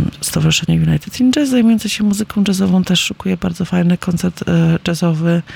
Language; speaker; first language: Polish; native; Polish